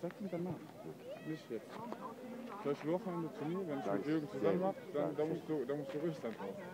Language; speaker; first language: German; native; German